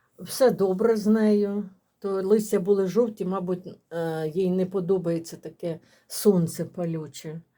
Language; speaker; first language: Ukrainian; non-native, local second language; Russian